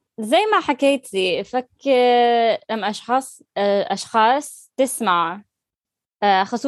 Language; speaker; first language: Arabic; non-native, learner; English